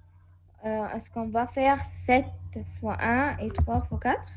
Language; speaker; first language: French; non-native, learner; Arabic